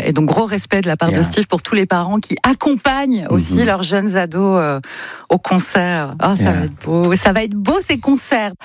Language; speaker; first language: French; native; French